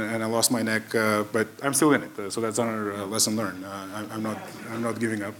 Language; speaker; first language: English; non-native, fluent; Macedonian